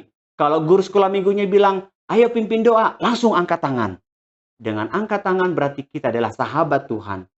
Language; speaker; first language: Indonesian; native; Indonesian